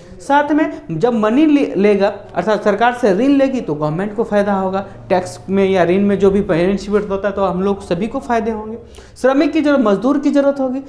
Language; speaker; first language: Hindi; native; Hindi